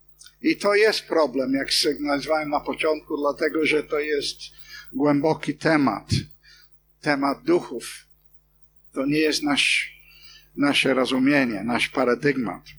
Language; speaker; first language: Polish; non-native, fluent; English